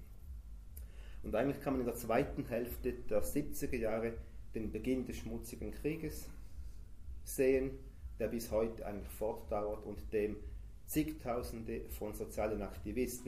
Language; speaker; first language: German; native; German